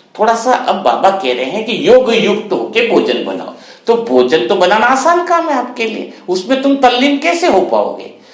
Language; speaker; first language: Hindi; non-native, local second language; Gujarati